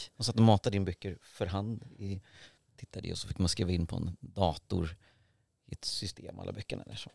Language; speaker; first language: Swedish; native; Swedish